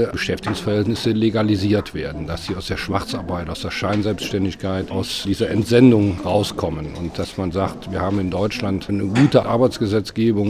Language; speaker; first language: German; native; German